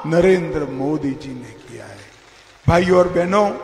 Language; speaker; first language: Hindi; non-native, local second language; Gujarati